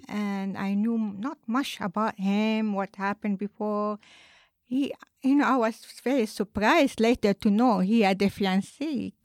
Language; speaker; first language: English; non-native, fluent; Arabic